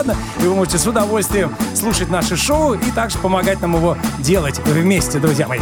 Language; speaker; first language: Russian; native; Russian